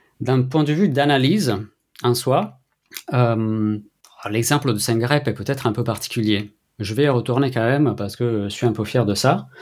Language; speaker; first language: French; non-native, fluent; Italian